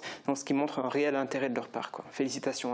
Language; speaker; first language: French; native; French